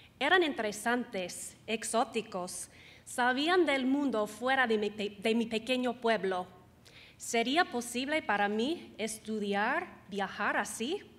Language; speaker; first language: Spanish; non-native, fluent; English